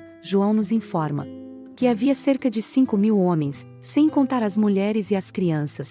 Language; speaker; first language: Portuguese; native; Portuguese